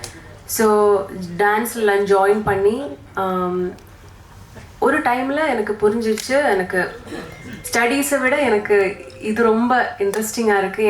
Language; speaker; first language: Tamil; non-native, fluent; Malayalam